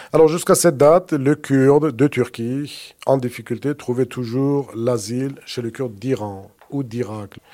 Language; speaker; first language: French; non-native, fluent; Kurdish